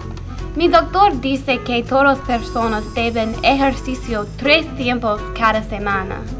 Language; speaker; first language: Spanish; non-native, learner; English